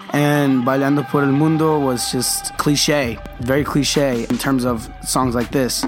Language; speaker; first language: English; early bilingual, other home language; Spanish